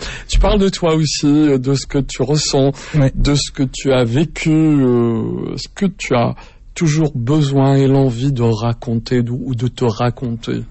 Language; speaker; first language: French; native; French